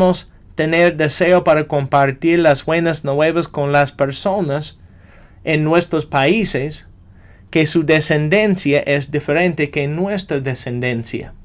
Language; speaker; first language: Spanish; non-native, fluent; English